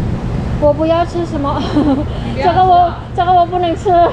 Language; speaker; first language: Chinese; non-native, fluent; Javanese